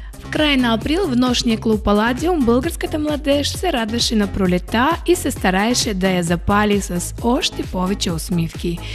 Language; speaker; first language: Bulgarian; early bilingual, heritage; Bulgarian